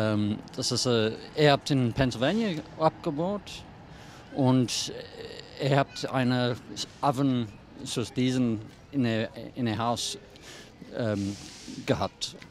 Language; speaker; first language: German; non-native, learner; English